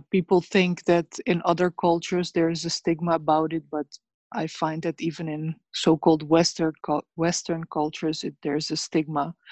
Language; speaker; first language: English; early bilingual, other home language; Bosnian